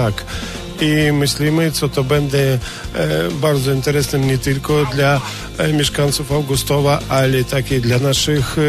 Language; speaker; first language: Polish; non-native, learner; Russian